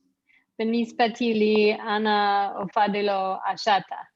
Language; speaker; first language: Arabic; non-native, learner; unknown